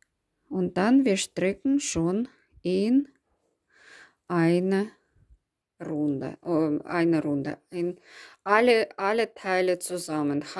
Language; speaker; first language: German; non-native, fluent; Russian